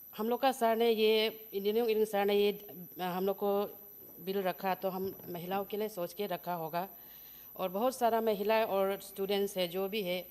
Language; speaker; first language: Hindi; non-native, local second language; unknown